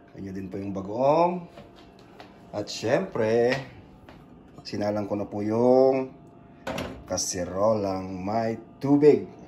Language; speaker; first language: Filipino; non-native, local second language; Iloko